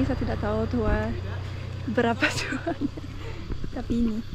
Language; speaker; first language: Indonesian; non-native, fluent; English